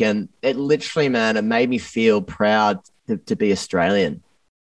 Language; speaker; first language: English; native; English